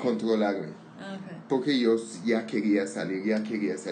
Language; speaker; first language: Spanish; non-native, learner; Armenian